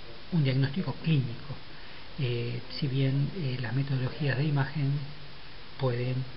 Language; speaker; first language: Spanish; native; Spanish